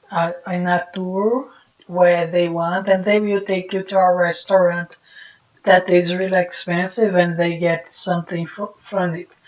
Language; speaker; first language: English; non-native, fluent; Portuguese